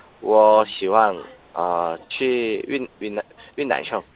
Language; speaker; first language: Chinese; non-native, learner; Korean